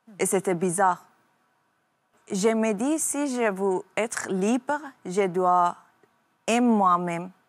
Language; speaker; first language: French; non-native, learner; Persian